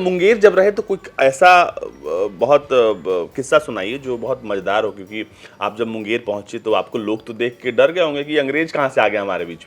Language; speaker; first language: Hindi; native; Hindi